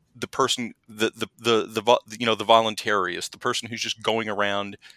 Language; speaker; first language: English; native; English